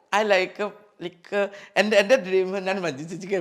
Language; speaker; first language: Malayalam; non-native, learner; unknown